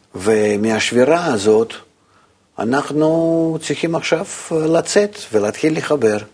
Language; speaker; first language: Hebrew; non-native, fluent; Russian